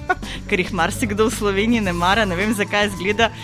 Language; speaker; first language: Slovenian; non-native, fluent; Ukrainian